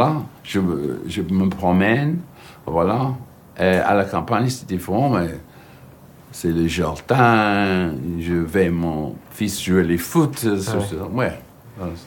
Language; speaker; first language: French; non-native, fluent; English